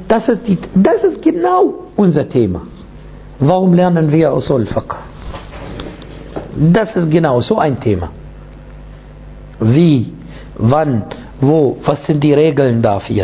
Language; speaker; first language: German; non-native, fluent; Arabic